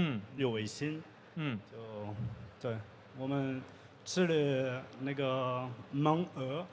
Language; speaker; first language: Chinese; non-native, learner; French